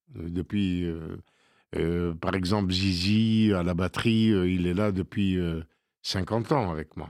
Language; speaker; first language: French; native; French